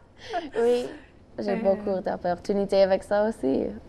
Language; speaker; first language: French; non-native, local second language; English